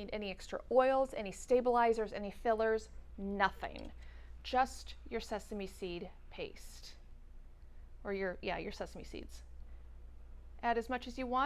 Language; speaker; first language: English; native; English